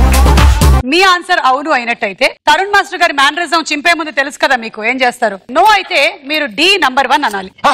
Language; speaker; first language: Telugu; native; Telugu